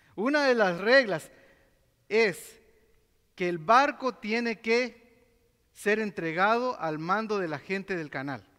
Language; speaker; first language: Spanish; native; Spanish